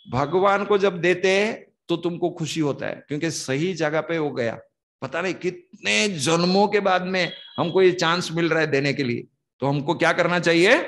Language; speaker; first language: Hindi; non-native, local second language; Kannada